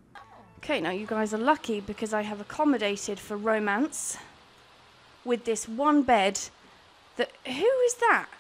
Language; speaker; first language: English; native; English